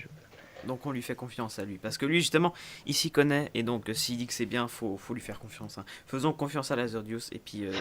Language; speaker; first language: French; native; French